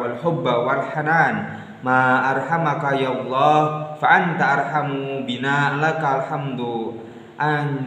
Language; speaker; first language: Arabic; non-native, learner; Indonesian